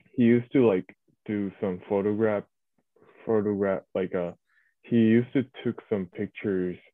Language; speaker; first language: English; early bilingual, other home language; Korean